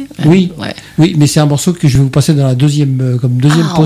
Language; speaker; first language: French; native; French